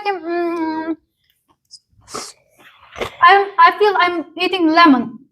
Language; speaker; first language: English; non-native, learner; Turkish